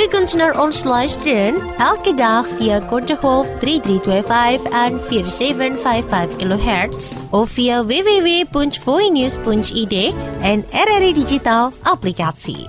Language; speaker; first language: Dutch; non-native, fluent; Indonesian